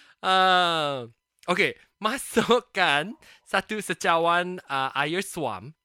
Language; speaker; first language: Malay; non-native, local second language; Chinese